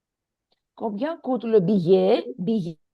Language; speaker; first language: French; non-native, fluent; Greek